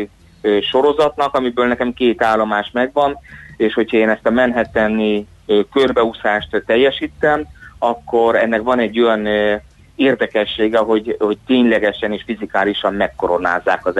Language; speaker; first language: Hungarian; native; Hungarian